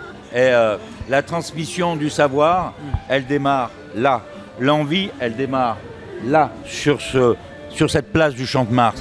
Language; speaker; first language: French; native; French